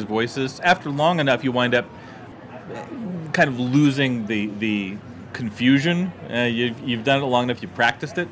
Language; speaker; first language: English; native; English